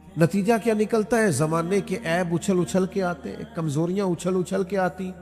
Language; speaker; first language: Urdu; non-native, local second language; Punjabi